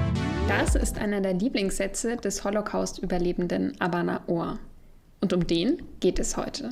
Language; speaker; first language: German; native; German